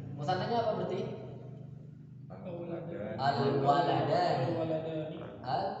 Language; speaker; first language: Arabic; non-native, fluent; Indonesian